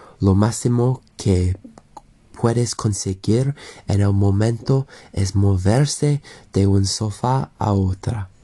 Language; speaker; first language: Spanish; non-native, learner; English